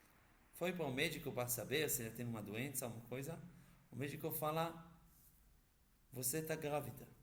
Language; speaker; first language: Portuguese; non-native, fluent; Hebrew